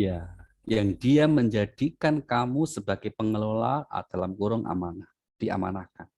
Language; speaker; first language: Indonesian; native; Indonesian